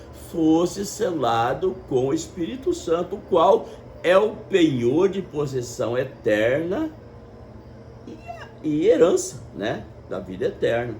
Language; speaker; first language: Portuguese; native; Portuguese